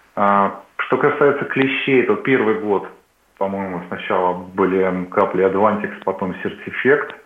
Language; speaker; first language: Russian; native; Russian